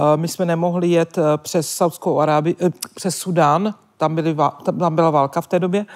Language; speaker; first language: Czech; native; Czech